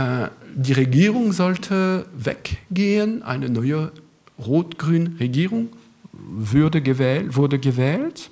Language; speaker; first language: German; non-native, fluent; French